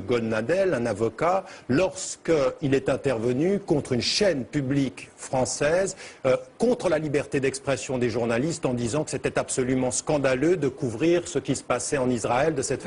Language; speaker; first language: French; early bilingual, heritage; French